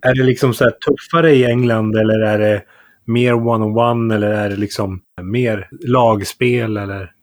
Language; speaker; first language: Swedish; native; Swedish